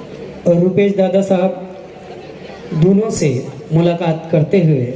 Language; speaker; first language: Hindi; native; Hindi